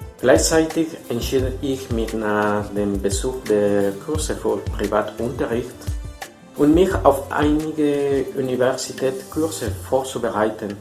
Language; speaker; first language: German; non-native, fluent; Spanish